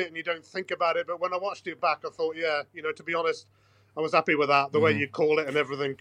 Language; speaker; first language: English; native; English